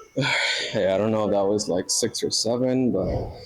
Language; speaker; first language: English; native; English